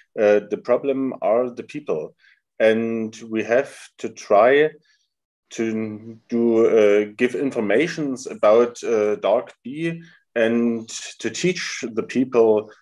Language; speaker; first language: English; non-native, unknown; German